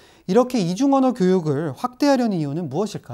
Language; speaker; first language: Korean; native; Korean